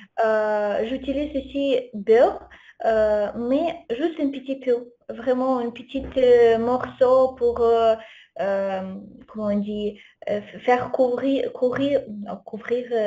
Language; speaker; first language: French; non-native, fluent; Ukrainian